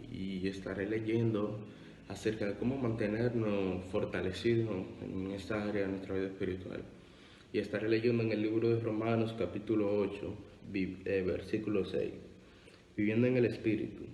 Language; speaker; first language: Spanish; native; Spanish